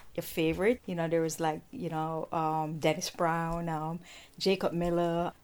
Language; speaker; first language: English; non-native, local second language; Jamaican Creole English